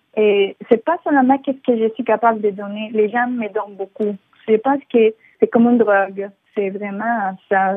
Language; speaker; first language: French; non-native, fluent; Spanish